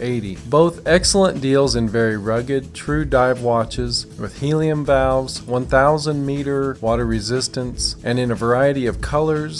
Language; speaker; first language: English; native; English